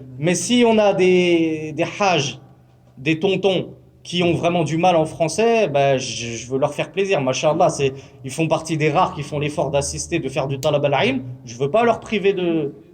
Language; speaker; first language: French; native; French